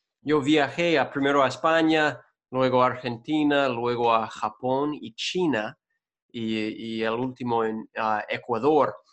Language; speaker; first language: Spanish; non-native, fluent; English